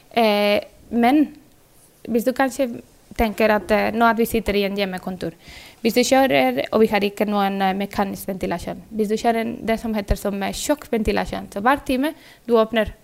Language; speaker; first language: Norwegian; non-native, fluent; Spanish